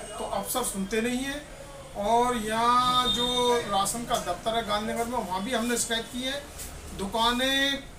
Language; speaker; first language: Hindi; native; Hindi